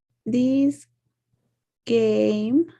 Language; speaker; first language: English; non-native, learner; Spanish